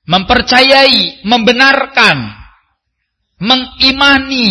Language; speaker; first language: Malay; non-native, local second language; Javanese